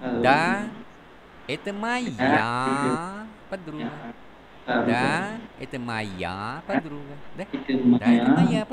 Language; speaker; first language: Russian; non-native, fluent; Vietnamese